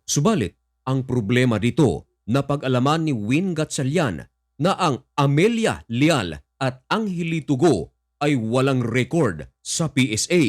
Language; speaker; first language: Filipino; native; Filipino